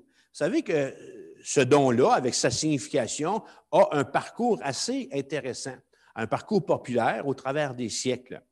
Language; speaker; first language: French; native; French